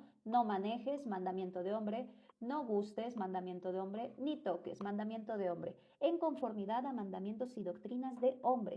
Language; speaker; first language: Spanish; native; Spanish